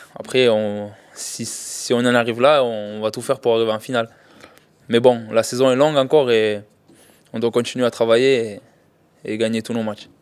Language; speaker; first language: French; native; French